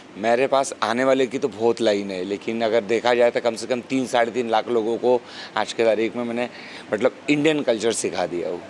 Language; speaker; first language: Hindi; non-native, local second language; Marathi